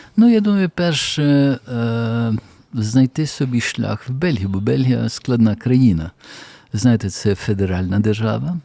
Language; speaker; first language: Ukrainian; early bilingual, heritage; Ukrainian